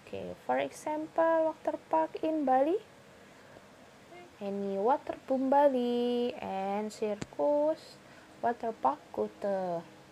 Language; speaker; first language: English; non-native, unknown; Indonesian